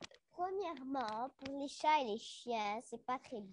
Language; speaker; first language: French; non-native, local second language; Arabic